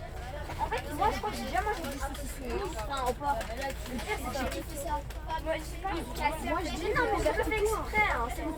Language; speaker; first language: French; native; French